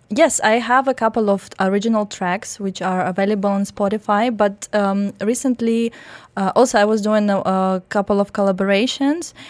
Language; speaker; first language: English; non-native, fluent; Russian